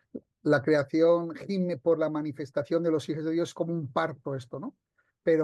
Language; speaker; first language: Spanish; native; Spanish